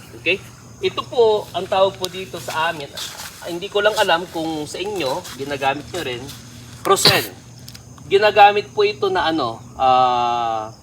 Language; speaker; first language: Filipino; non-native, local second language; Iloko